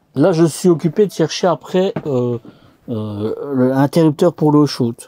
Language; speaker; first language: French; native; French